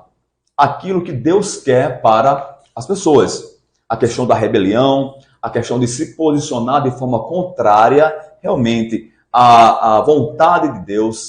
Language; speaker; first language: Portuguese; native; Portuguese